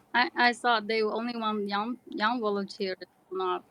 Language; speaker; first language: English; non-native, learner; Chinese